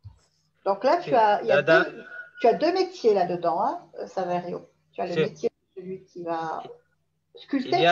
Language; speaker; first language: French; native; French